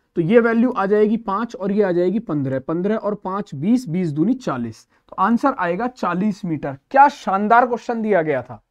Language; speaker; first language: Hindi; native; Hindi